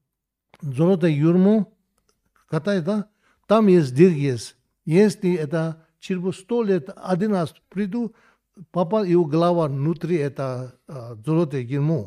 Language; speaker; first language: Russian; non-native, learner; Tibetan